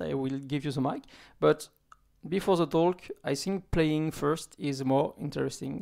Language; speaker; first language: English; non-native, fluent; French